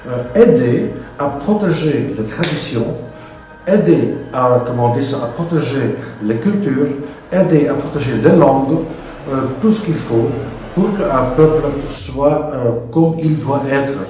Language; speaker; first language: French; non-native, local second language; Dutch